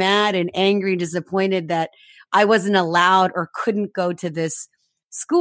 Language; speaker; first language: English; early bilingual, other home language; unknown